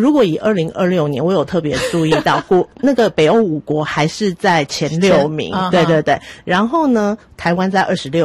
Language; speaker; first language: Chinese; native; Chinese